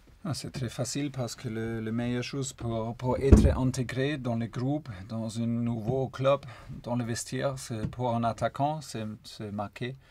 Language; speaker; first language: French; non-native, fluent; German